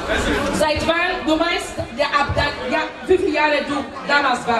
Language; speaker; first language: German; non-native, fluent; Igbo